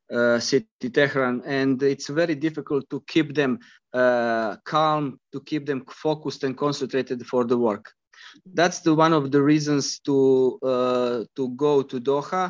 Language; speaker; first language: English; non-native, fluent; Croatian